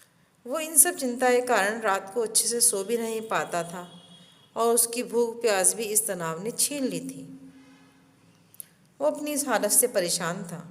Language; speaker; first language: Hindi; native; Hindi